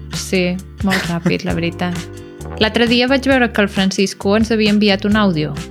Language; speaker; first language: Catalan; native; Catalan